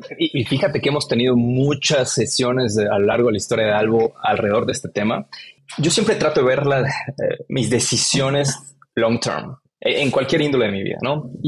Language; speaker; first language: Spanish; native; Spanish